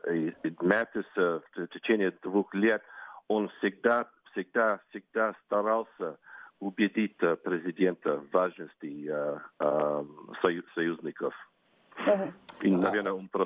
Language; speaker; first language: Russian; non-native, fluent; English